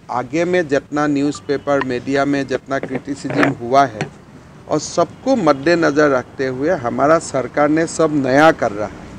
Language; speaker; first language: Hindi; non-native, local second language; Assamese